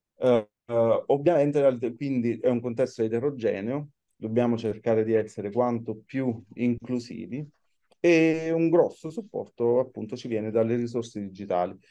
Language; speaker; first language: Italian; native; Italian